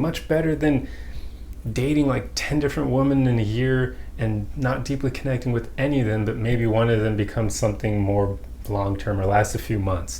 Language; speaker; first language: English; native; English